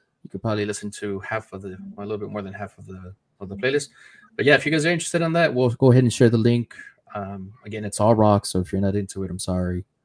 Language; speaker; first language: English; early bilingual, other home language; Spanish